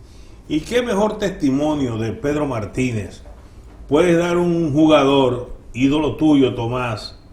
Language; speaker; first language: Spanish; native; Spanish